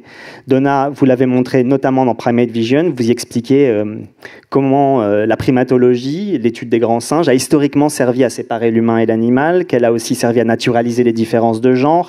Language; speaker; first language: French; native; French